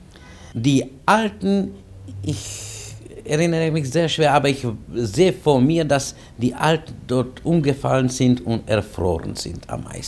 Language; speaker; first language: German; non-native, fluent; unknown